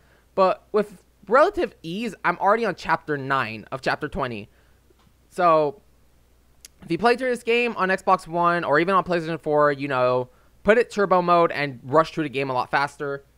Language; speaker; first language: English; native; English